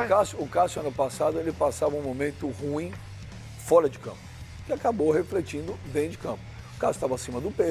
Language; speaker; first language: Portuguese; native; Portuguese